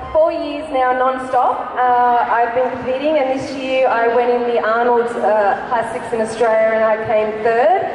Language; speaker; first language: English; native; English